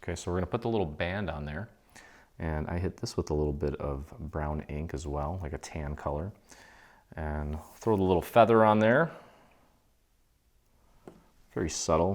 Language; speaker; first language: English; native; English